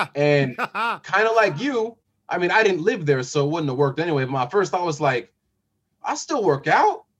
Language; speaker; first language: English; native; English